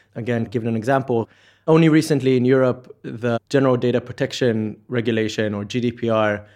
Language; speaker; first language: English; non-native, fluent; Hebrew